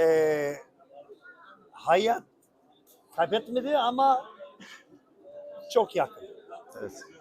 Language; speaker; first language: Turkish; non-native, learner; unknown